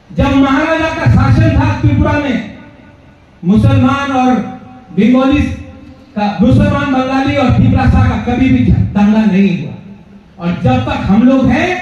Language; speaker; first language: Hindi; non-native, local second language; Kok Borok